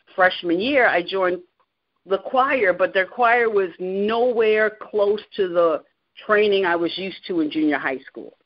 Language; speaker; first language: English; native; English